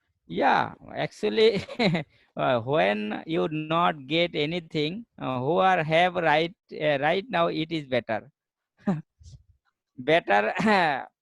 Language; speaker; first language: English; non-native, learner; Bangla